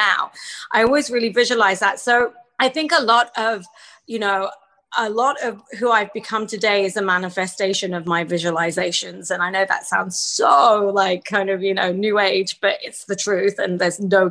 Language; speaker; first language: English; native; English